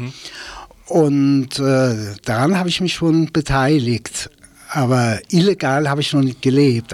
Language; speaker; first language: German; native; German